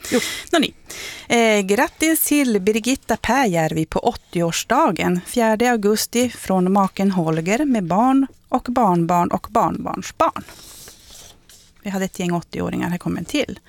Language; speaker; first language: Swedish; non-native, local second language; Finnish